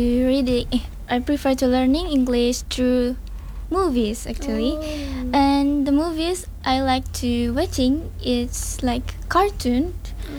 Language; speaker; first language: English; non-native, learner; Indonesian